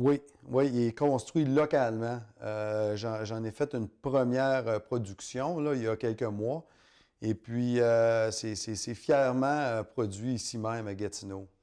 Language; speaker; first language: French; native; French